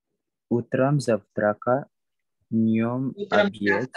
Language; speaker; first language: Russian; non-native, learner; Indonesian